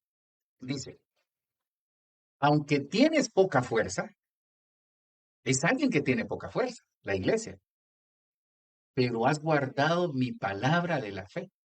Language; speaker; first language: Spanish; native; Spanish